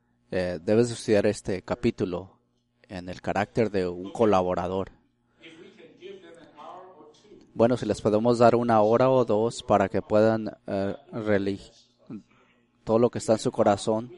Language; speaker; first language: Spanish; early bilingual, heritage; Spanish